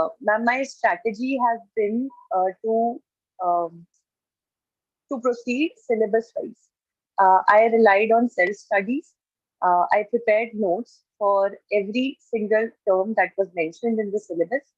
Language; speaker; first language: English; non-native, local second language; Hindi